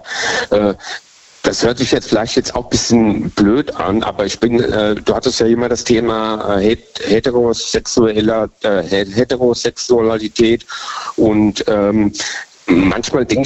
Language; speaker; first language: German; native; German